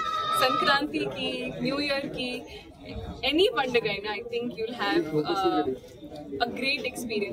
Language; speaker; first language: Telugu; non-native, fluent; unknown